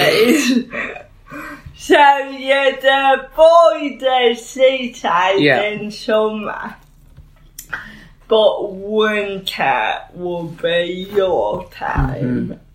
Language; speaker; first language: English; native; English